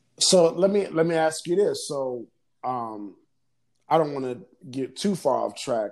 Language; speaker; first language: English; native; English